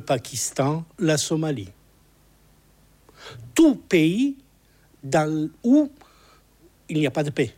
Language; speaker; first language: French; non-native, fluent; Italian